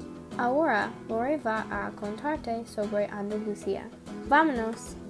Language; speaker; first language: Spanish; non-native, learner; English